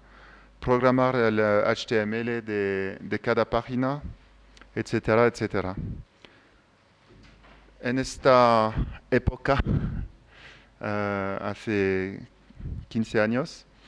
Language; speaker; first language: Spanish; non-native, fluent; French